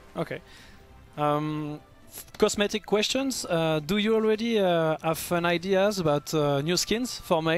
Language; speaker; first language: English; non-native, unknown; French